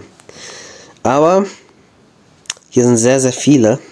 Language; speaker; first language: German; native; German